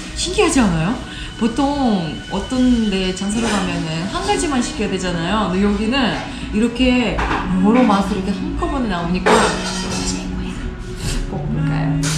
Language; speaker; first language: Korean; non-native, fluent; Uzbek